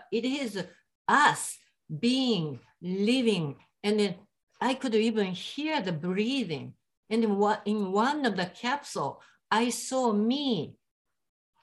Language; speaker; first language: English; non-native, fluent; Japanese